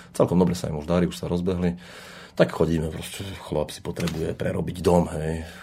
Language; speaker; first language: Slovak; native; Slovak